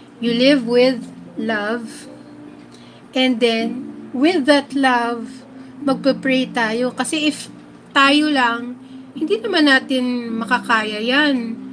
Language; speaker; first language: Filipino; non-native, local second language; Hiligaynon